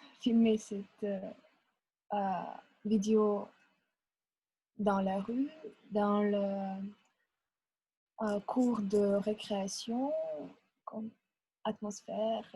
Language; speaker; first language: French; non-native, learner; Russian